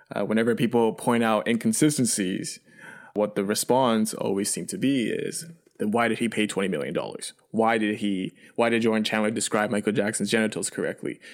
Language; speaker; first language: English; early bilingual, other home language; Chinese